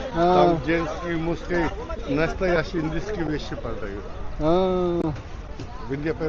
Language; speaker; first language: Russian; non-native, learner; Hindi